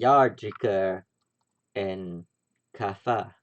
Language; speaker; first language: Swedish; non-native, learner; English